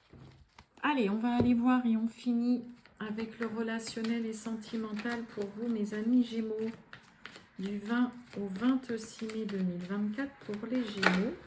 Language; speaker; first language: French; native; French